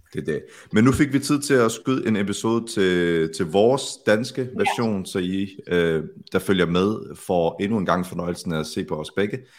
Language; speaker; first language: Danish; early bilingual, other home language; Arabic